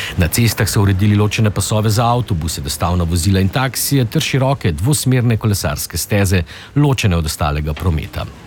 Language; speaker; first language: Slovenian; native; Slovenian